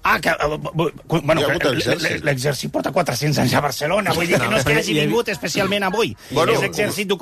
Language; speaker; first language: Catalan; native; Catalan